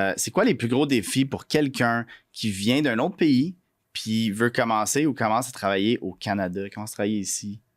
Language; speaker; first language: French; native; French